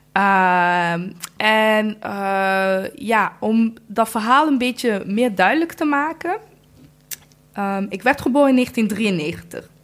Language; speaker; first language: Dutch; early bilingual, other home language; Kinyarwanda